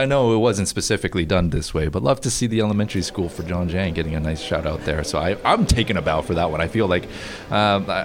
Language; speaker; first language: English; native; English